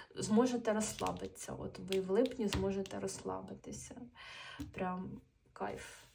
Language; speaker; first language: Ukrainian; non-native, local second language; Russian